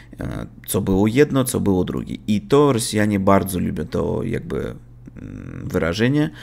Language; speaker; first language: Polish; non-native, learner; Russian